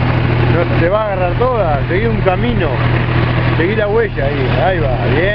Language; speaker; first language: Spanish; native; Spanish